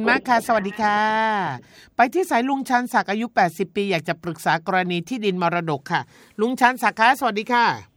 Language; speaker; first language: Thai; native; Thai